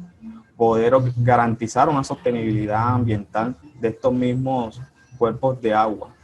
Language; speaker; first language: Spanish; native; Spanish